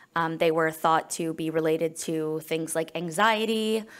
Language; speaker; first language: English; native; English